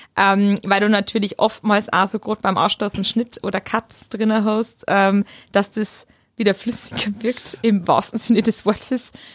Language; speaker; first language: German; native; German